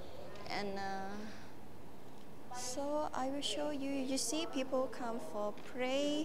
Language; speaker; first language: English; non-native, learner; Thai